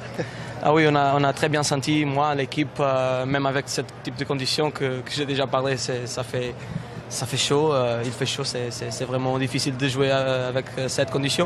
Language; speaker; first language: French; non-native, fluent; Portuguese